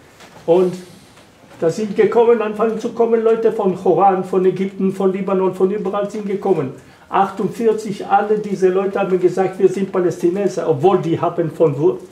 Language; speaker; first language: German; non-native, learner; Hebrew